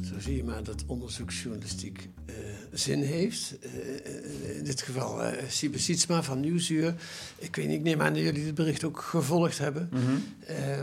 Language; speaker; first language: Dutch; native; Dutch